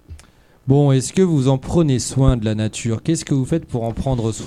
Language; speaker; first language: French; native; French